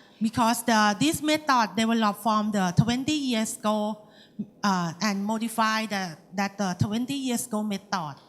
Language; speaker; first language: English; non-native, learner; Thai